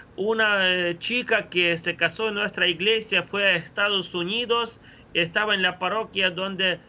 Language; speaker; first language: Spanish; non-native, fluent; Ukrainian